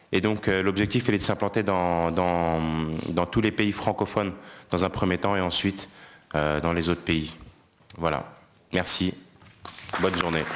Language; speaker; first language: French; non-native, local second language; Wolof